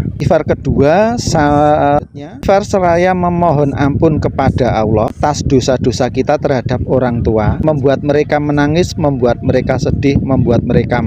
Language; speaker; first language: Indonesian; native; Indonesian